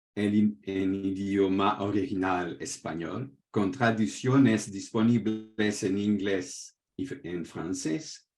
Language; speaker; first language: Spanish; non-native, fluent; French